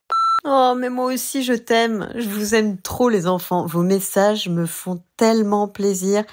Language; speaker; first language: French; native; French